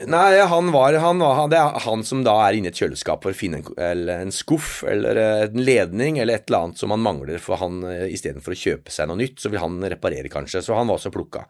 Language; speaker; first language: Norwegian; native; Norwegian